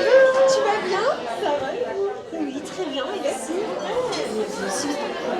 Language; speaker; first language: French; non-native, learner; English